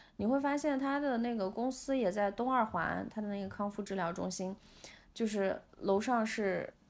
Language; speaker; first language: Chinese; non-native, local second language; Uyghur